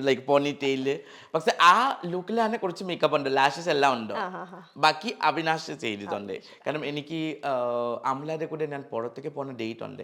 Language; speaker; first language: Malayalam; non-native, fluent; Assamese